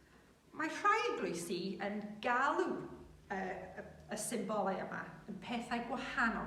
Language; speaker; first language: Welsh; non-native, local second language; English